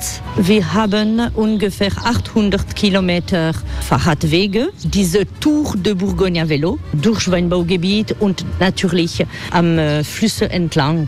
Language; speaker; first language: German; non-native, fluent; French